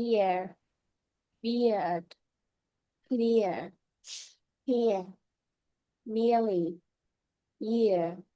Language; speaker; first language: English; non-native, learner; Vietnamese